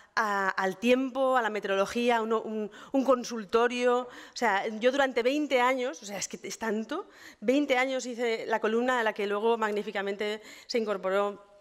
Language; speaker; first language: Spanish; native; Spanish